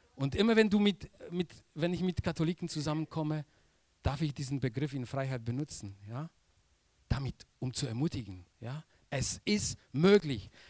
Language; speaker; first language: German; non-native, fluent; Polish